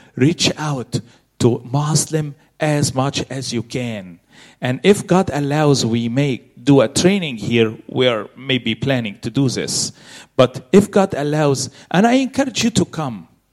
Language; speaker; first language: English; non-native, fluent; Arabic